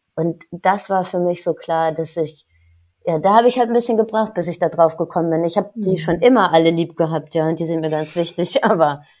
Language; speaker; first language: German; native; German